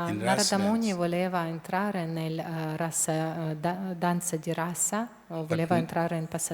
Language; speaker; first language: Italian; non-native, fluent; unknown